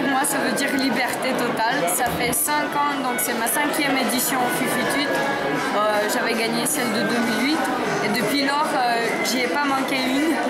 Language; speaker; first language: French; non-native, fluent; Romanian